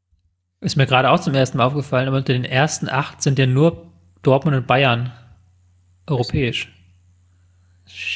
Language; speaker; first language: German; native; German